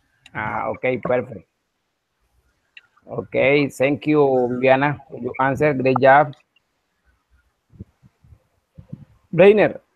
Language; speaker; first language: English; non-native, learner; Spanish